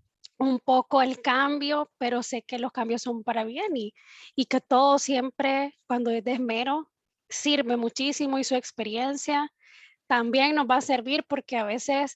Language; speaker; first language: Spanish; native; Spanish